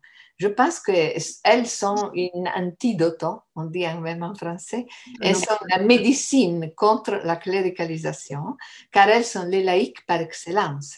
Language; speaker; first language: French; non-native, fluent; Italian